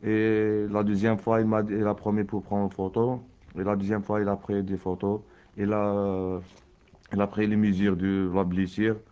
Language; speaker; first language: French; non-native, learner; Arabic